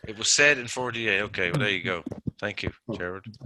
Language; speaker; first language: English; native; English